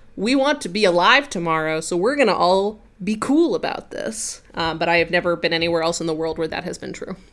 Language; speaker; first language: English; native; English